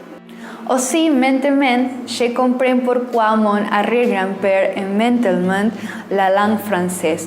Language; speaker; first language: French; non-native, learner; Spanish